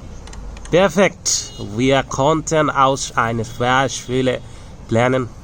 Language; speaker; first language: German; non-native, learner; Bangla